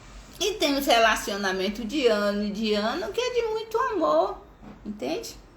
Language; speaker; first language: Portuguese; native; Portuguese